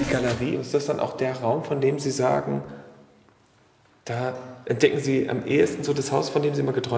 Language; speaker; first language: German; native; German